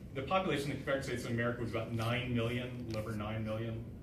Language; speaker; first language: English; native; English